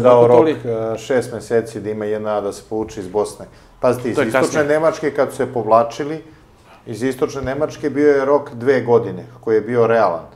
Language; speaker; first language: Serbian; native; Serbian